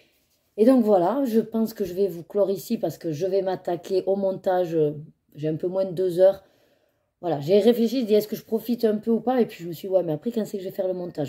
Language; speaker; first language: French; native; French